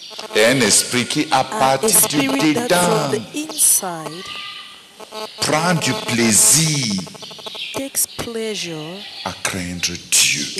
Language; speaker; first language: French; non-native, local second language; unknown